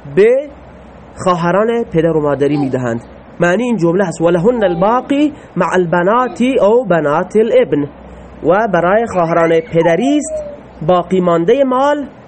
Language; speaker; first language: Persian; non-native, local second language; Baluchi